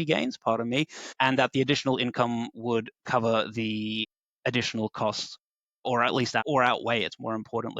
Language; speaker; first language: English; native; English